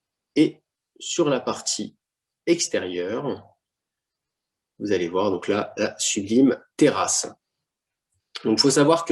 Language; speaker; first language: French; native; French